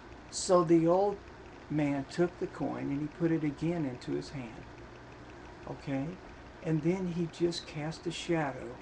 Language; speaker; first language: English; native; English